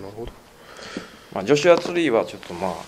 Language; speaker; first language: Japanese; native; Japanese